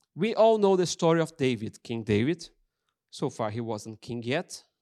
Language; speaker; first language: English; non-native, fluent; Portuguese